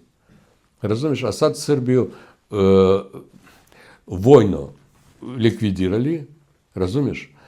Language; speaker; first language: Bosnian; non-native, fluent; Russian